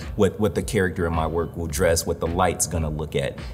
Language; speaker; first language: English; native; English